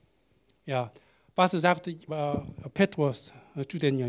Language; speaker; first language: German; non-native, learner; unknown